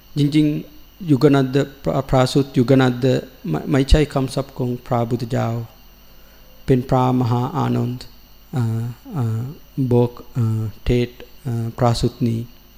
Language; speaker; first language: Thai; non-native, learner; Sinhala